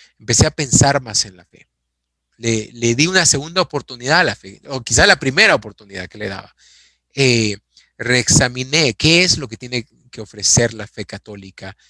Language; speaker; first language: Spanish; native; Spanish